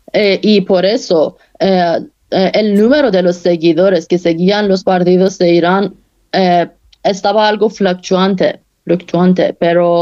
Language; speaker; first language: Spanish; non-native, fluent; Persian